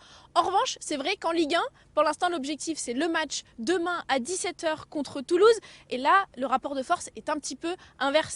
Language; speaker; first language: French; native; French